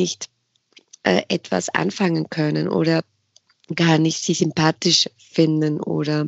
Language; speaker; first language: German; non-native, fluent; Spanish